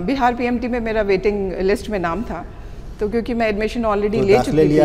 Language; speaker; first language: Hindi; native; Hindi